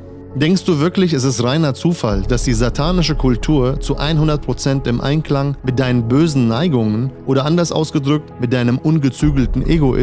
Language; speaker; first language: German; native; German